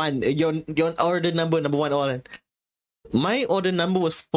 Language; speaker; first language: English; non-native, local second language; Malay